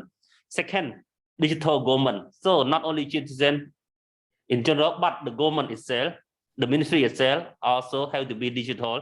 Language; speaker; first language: English; non-native, learner; Khmer